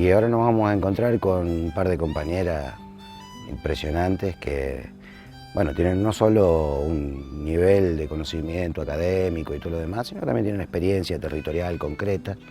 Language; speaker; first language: Spanish; native; Spanish